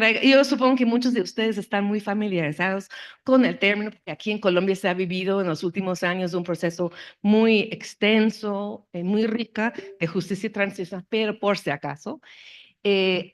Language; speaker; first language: Spanish; non-native, fluent; English